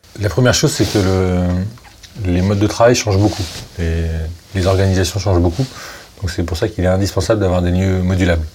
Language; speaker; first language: French; native; French